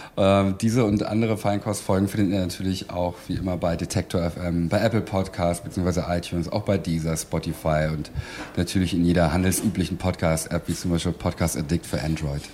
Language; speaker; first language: German; native; German